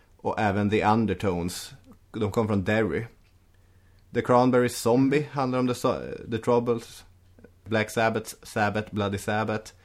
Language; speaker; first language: Swedish; native; Swedish